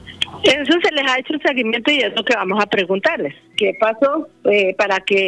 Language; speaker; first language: Spanish; native; Spanish